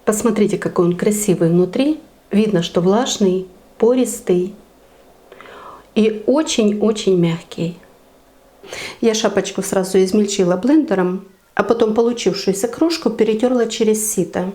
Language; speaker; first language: Russian; native; Russian